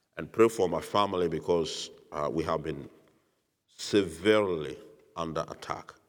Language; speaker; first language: English; non-native, fluent; French